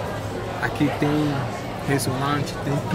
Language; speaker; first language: Portuguese; non-native, fluent; English